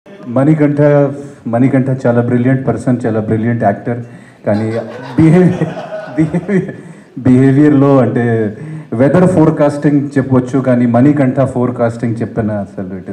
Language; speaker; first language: Telugu; non-native, fluent; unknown